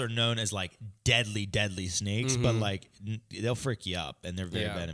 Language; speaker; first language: English; native; English